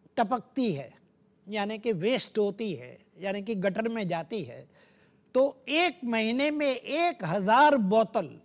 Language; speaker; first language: Hindi; non-native, local second language; Gujarati